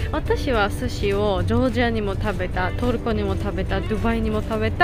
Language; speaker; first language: Japanese; non-native, learner; Georgian